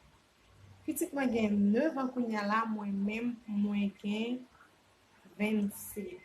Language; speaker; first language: French; non-native, learner; Haitian Creole